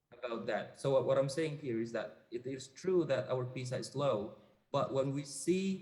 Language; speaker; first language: English; non-native, fluent; Indonesian